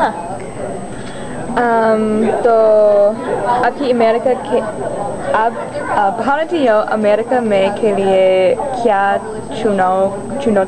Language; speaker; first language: Hindi; non-native, learner; English